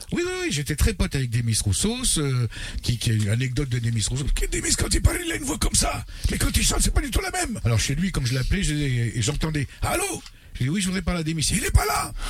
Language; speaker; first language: French; early bilingual, other home language; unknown